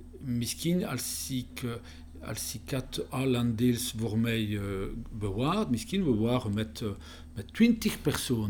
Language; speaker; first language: Dutch; non-native, learner; French